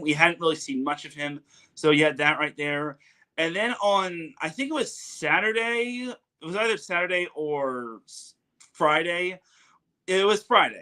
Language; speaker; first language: English; native; English